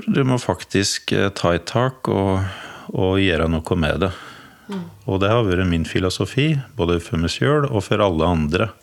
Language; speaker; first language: Norwegian; native; Norwegian